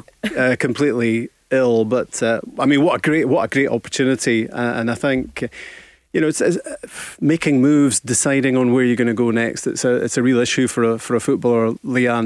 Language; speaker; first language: English; native; English